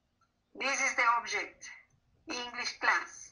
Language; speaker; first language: English; non-native, fluent; Spanish